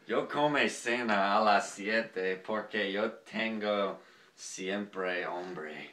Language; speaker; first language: Spanish; non-native, learner; English